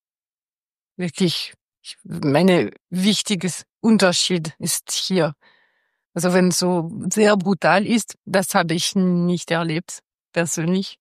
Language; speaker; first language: German; non-native, local second language; French